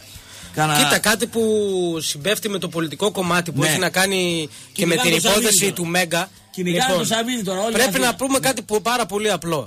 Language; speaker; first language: Greek; native; Greek